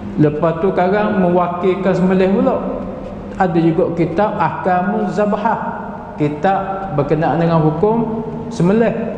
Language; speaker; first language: Malay; native; Malay